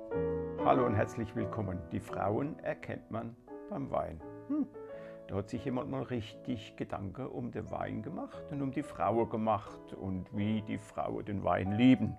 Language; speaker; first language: German; native; German